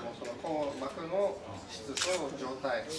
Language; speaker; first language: Japanese; early bilingual, heritage; Japanese